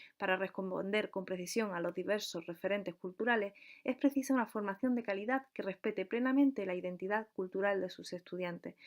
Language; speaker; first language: Spanish; native; Spanish